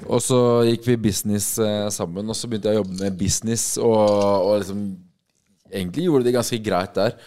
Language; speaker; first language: Norwegian; native; Norwegian